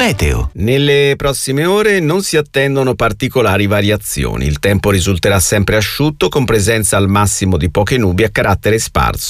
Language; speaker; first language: Italian; native; Italian